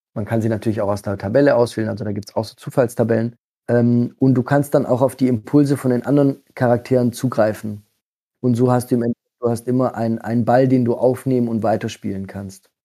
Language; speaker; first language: German; early bilingual, other home language; Italian